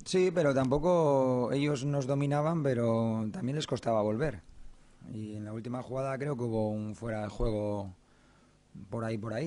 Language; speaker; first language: Spanish; native; Spanish